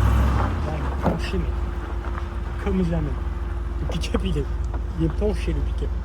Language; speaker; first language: French; native; French